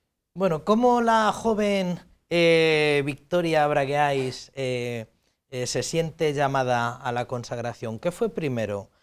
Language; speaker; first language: Spanish; native; Spanish